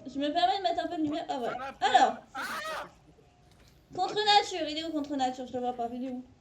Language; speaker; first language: French; native; French